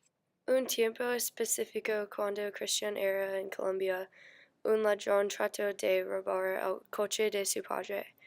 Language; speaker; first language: Spanish; non-native, learner; English